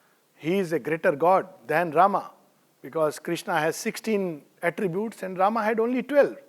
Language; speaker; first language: English; non-native, local second language; Hindi